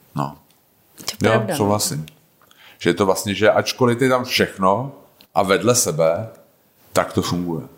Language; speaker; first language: Czech; native; Czech